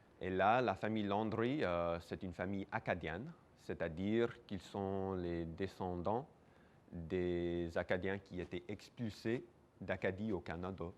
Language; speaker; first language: French; non-native, local second language; English